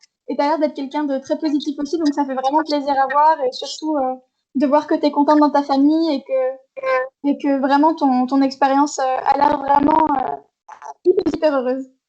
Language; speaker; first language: French; native; French